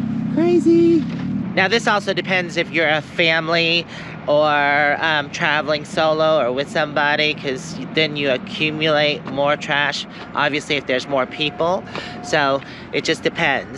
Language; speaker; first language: English; native; English